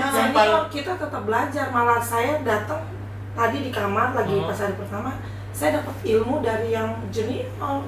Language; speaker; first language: Indonesian; native; Indonesian